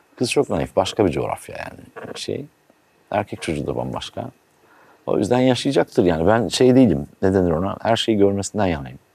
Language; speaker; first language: Turkish; native; Turkish